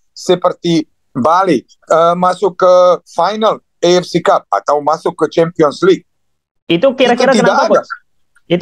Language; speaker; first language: Indonesian; non-native, fluent; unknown